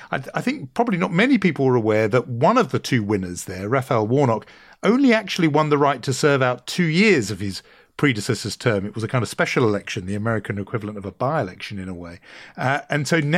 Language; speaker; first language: English; native; English